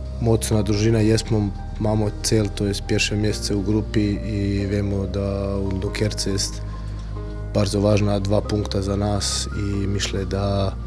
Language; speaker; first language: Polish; non-native, learner; Croatian